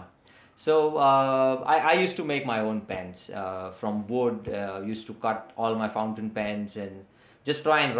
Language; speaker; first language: English; native; English